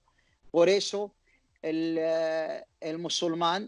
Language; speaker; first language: Spanish; non-native, learner; Arabic